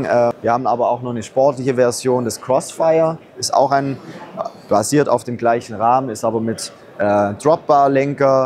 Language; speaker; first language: German; native; German